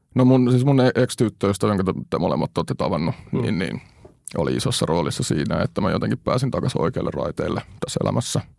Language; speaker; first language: Finnish; native; Finnish